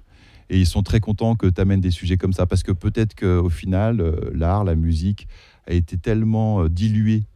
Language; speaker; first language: French; early bilingual, other home language; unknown